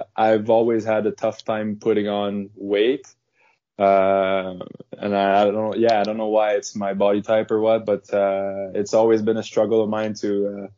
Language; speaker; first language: English; non-native, fluent; French